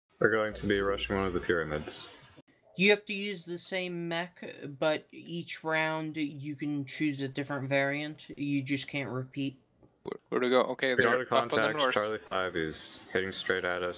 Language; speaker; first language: English; native; English